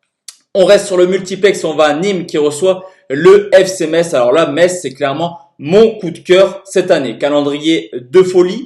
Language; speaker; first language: French; native; French